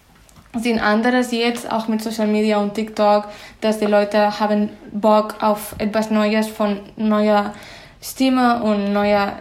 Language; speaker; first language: German; non-native, fluent; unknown